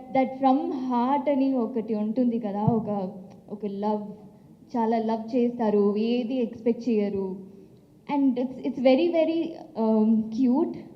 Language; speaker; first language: Telugu; non-native, local second language; Tamil